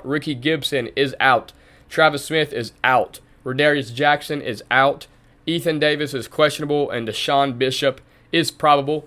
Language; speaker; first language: English; native; English